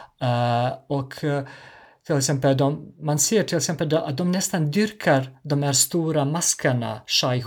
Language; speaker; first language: Swedish; non-native, fluent; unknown